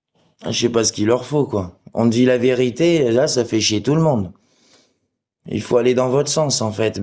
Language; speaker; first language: French; native; French